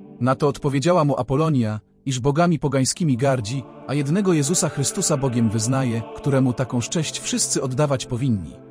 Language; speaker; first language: Polish; native; Polish